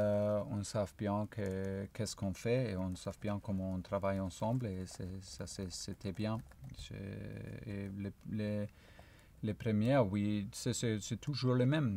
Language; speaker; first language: French; non-native, fluent; German